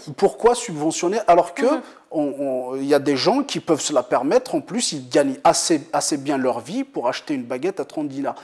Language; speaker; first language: French; non-native, local second language; Kabyle